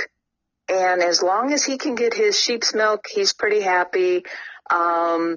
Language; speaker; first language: English; native; English